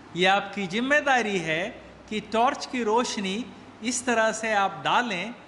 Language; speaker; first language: Hindi; native; Hindi